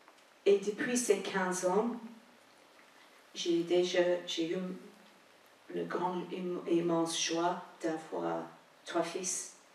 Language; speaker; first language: French; non-native, fluent; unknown